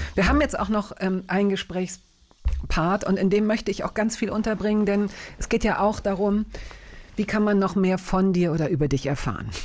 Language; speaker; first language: German; native; German